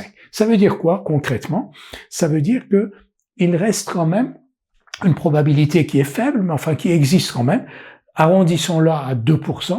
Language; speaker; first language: French; native; French